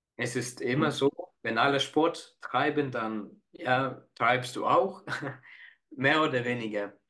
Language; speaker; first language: German; non-native, fluent; Estonian